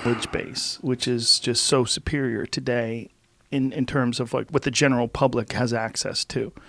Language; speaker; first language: English; native; English